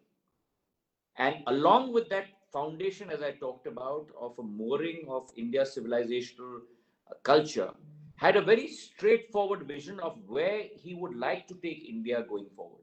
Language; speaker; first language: English; non-native, local second language; Hindi